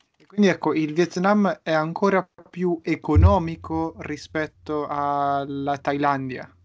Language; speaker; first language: Italian; native; Italian